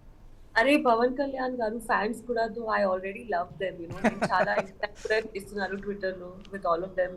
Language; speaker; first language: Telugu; non-native, learner; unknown